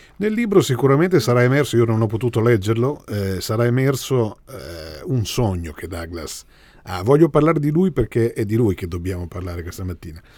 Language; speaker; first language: Italian; native; Italian